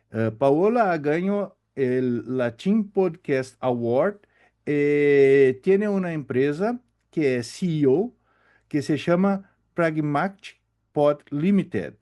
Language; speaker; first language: Spanish; non-native, learner; Portuguese